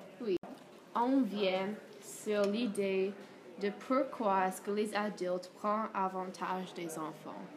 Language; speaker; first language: French; non-native, learner; English